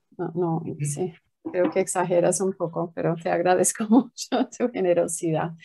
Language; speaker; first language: Spanish; non-native, fluent; English